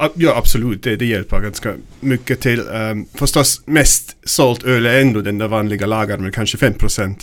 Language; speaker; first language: Swedish; non-native, learner; German